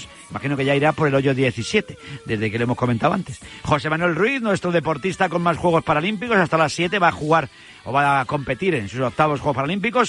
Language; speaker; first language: Spanish; native; Spanish